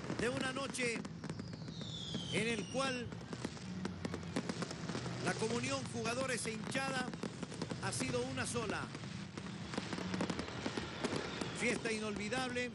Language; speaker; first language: Spanish; native; Spanish